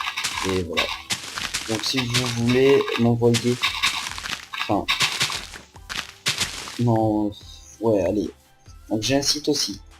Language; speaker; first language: French; native; French